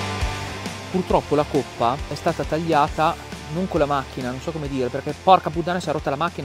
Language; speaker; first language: Italian; native; Italian